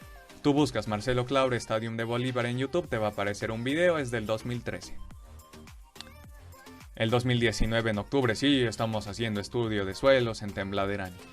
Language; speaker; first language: Spanish; native; Spanish